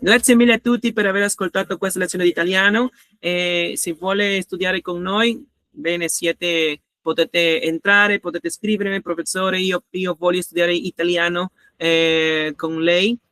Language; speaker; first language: Italian; non-native, learner; Spanish